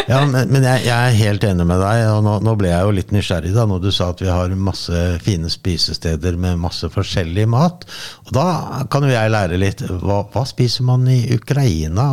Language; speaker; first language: Norwegian; native; Norwegian